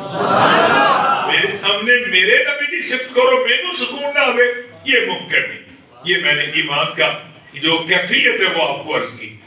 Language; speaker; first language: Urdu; non-native, local second language; Punjabi